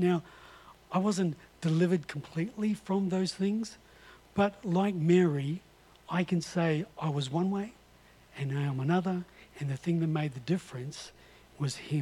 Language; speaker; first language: English; native; English